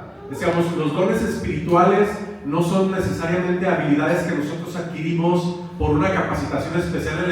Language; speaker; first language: Spanish; native; Spanish